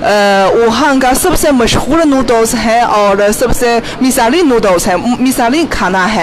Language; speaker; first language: Hindi; non-native, fluent; Chinese